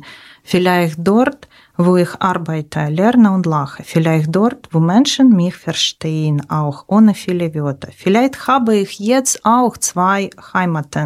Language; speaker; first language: German; non-native, learner; Ukrainian